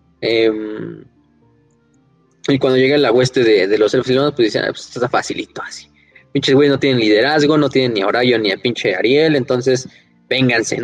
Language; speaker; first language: Spanish; native; Spanish